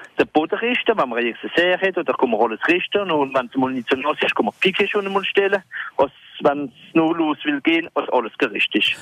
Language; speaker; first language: German; non-native, local second language; French